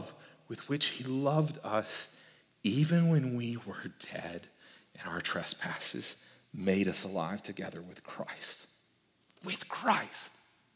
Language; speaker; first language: English; native; English